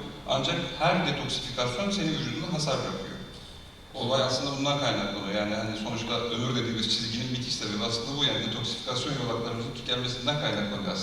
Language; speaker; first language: Turkish; native; Turkish